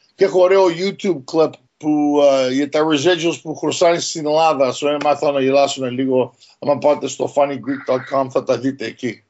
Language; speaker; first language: Greek; early bilingual, heritage; Greek